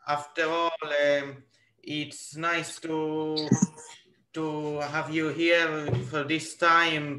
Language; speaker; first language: English; non-native, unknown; Hebrew